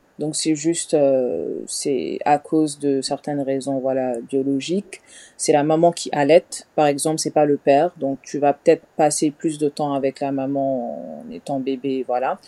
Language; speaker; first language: French; non-native, local second language; Wolof